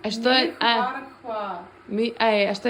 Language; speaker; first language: Russian; non-native, fluent; Lithuanian